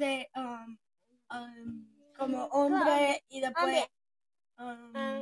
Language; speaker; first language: Spanish; early bilingual, heritage; Spanish